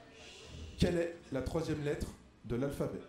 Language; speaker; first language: French; native; French